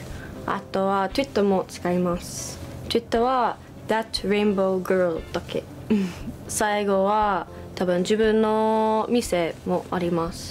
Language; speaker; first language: Japanese; non-native, learner; English